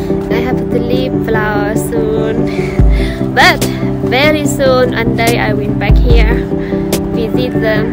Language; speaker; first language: English; non-native, learner; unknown